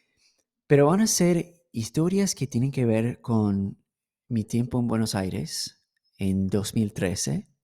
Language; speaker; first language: Spanish; non-native, fluent; English